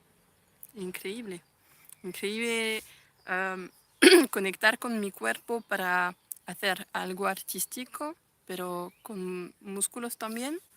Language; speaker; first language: Spanish; non-native, fluent; French